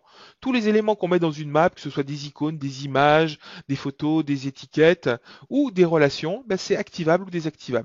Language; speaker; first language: French; native; French